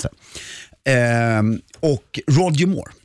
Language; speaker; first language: Swedish; native; Swedish